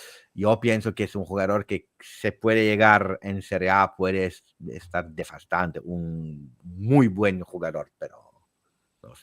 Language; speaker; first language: Spanish; non-native, fluent; Italian